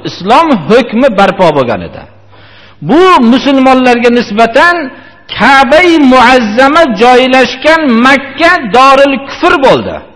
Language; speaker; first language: Uzbek; native; Uzbek